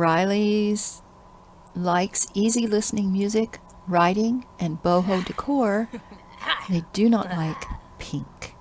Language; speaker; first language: English; native; English